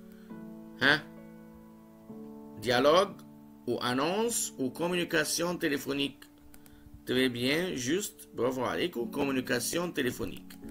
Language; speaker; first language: French; non-native, fluent; Arabic